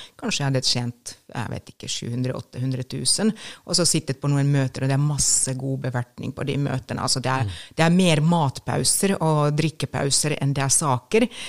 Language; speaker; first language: Norwegian; non-native, fluent; Finnish